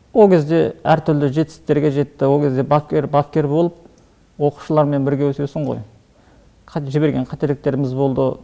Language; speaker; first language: Kazakh; early bilingual, heritage; Kazakh